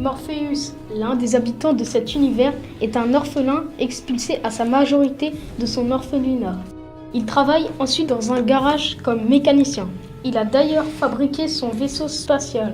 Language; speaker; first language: French; native; French